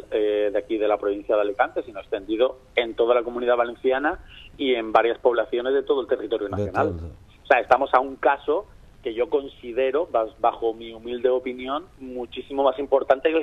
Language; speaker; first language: Spanish; native; Spanish